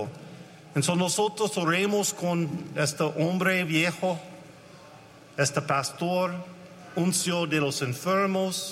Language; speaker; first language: Spanish; non-native, learner; English